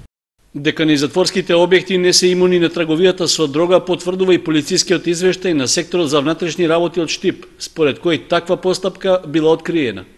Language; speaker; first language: Macedonian; native; Macedonian